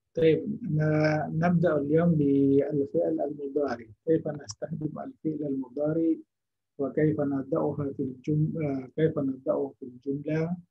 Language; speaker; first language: Arabic; non-native, fluent; Indonesian